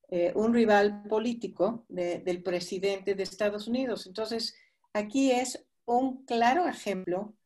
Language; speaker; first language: Spanish; non-native, fluent; English